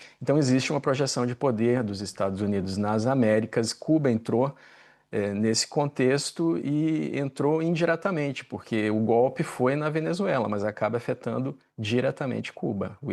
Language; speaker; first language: Portuguese; native; Portuguese